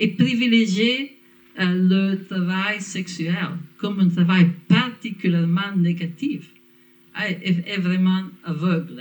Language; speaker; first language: French; non-native, fluent; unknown